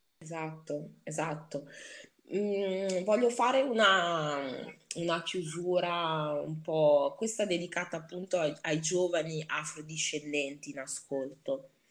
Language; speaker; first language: Italian; early bilingual, other home language; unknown